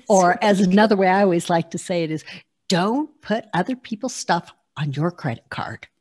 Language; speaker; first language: English; early bilingual, other home language; Italian